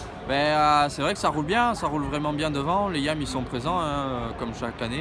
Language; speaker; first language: French; native; French